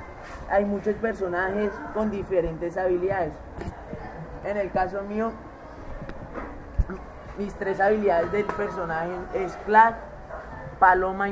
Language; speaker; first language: Spanish; native; Spanish